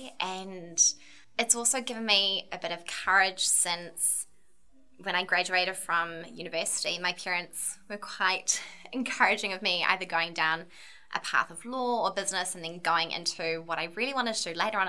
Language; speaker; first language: English; native; English